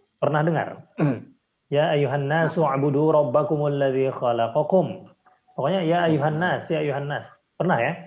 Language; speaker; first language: Indonesian; native; Indonesian